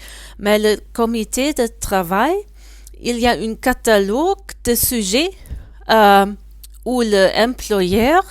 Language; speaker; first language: French; non-native, learner; German